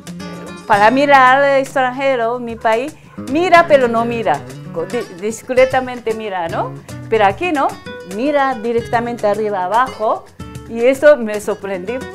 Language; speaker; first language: Spanish; non-native, learner; Japanese